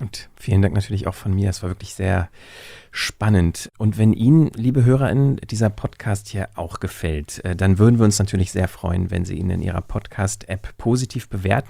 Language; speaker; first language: German; native; German